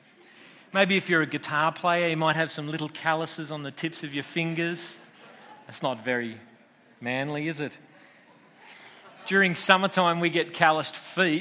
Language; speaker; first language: English; native; English